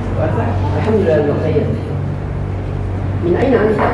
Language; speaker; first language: Arabic; non-native, learner; Indonesian